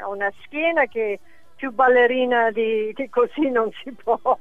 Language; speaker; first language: Italian; non-native, fluent; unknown